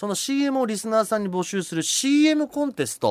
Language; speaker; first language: Japanese; native; Japanese